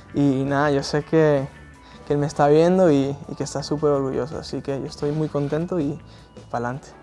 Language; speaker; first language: Spanish; non-native, fluent; English